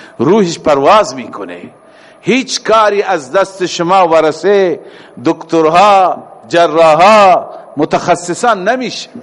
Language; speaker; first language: Persian; native; Persian